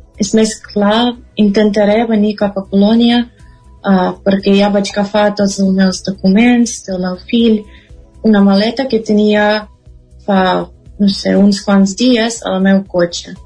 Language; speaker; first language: Catalan; non-native, fluent; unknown